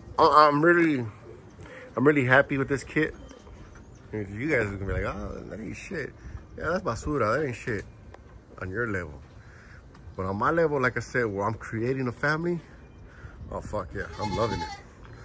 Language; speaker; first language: English; early bilingual, other home language; Spanish